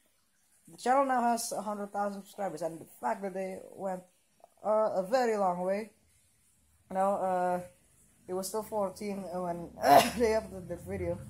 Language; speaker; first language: English; non-native, local second language; Indonesian